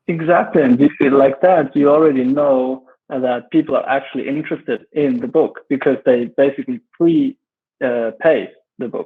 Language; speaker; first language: English; non-native, fluent; German